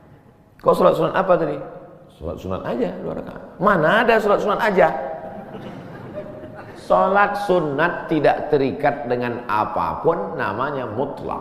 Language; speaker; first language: Malay; native; Malay